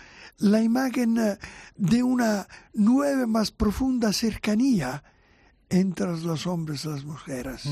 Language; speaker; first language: Spanish; non-native, fluent; Italian